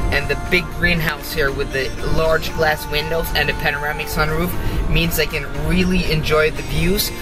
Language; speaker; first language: English; non-native, fluent; Norwegian